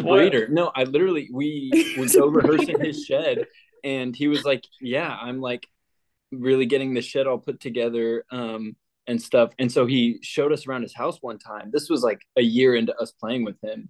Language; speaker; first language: English; native; English